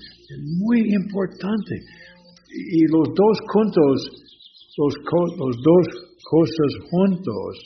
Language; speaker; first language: Spanish; non-native, learner; English